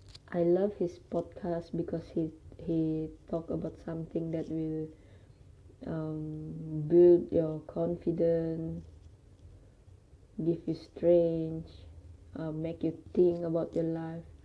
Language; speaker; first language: English; non-native, local second language; Malay